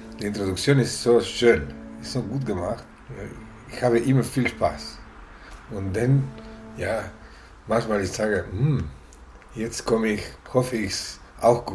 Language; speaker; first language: German; non-native, fluent; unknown